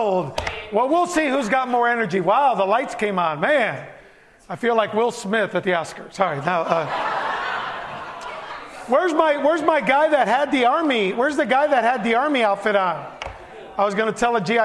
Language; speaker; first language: English; early bilingual, other home language; Spanish